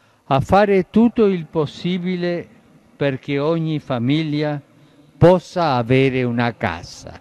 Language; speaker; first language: Italian; non-native, fluent; Spanish